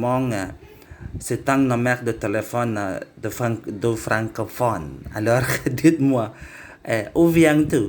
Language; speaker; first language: French; non-native, learner; Indonesian